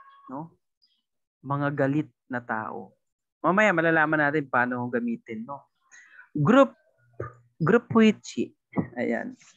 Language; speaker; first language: Filipino; native; Filipino